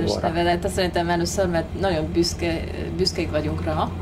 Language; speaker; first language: Hungarian; non-native, learner; French